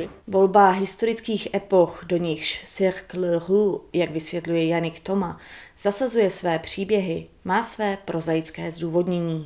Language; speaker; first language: Czech; native; Czech